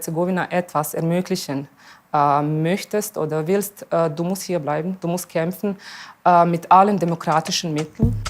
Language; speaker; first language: German; early bilingual, other home language; Bosnian